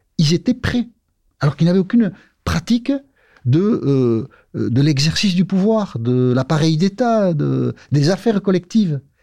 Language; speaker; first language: French; non-native, local second language; Basque